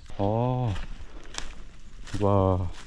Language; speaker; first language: English; non-native, learner; Korean